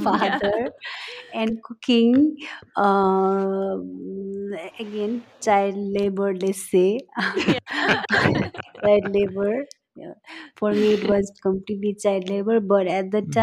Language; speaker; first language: English; non-native, local second language; Nepali